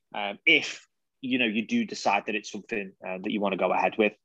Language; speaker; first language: English; native; English